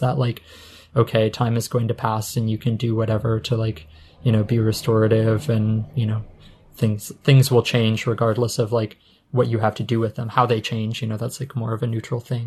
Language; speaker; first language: English; native; English